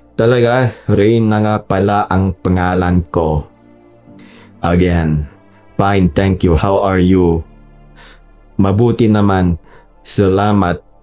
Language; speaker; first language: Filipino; non-native, learner; English